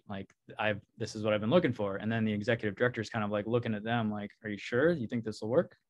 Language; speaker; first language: English; native; English